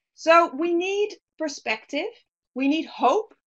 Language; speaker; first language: English; non-native, fluent; Dutch